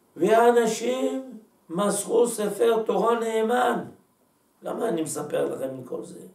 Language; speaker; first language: Hebrew; native; Hebrew